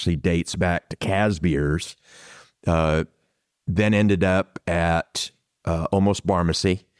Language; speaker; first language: English; native; English